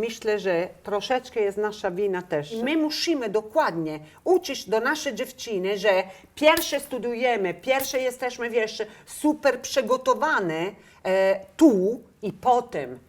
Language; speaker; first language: Polish; non-native, learner; Italian